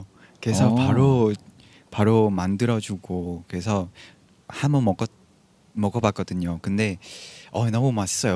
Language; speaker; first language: Korean; non-native, learner; Vietnamese